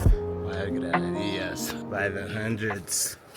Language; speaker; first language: English; native; English